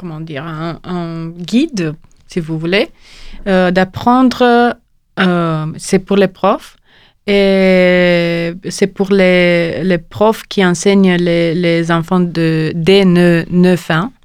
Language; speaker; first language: French; non-native, fluent; Romanian